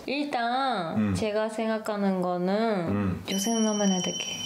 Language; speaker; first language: Korean; non-native, learner; Japanese